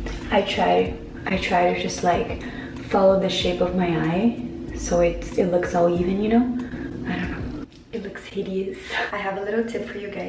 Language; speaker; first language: English; non-native, fluent; Portuguese